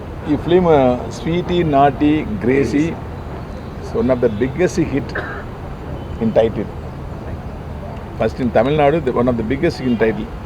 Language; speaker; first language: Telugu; non-native, learner; Tamil